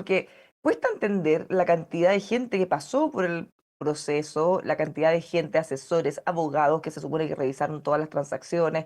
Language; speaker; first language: Spanish; native; Spanish